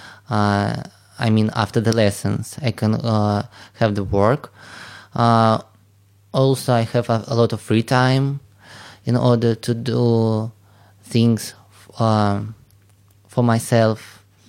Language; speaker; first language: English; non-native, learner; Russian